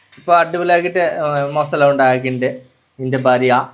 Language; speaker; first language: Malayalam; non-native, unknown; Bangla